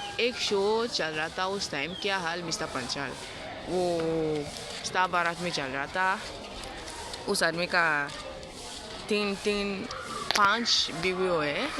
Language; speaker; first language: Hindi; non-native, fluent; Yoruba